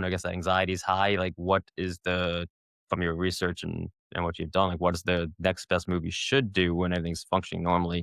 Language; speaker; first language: English; native; English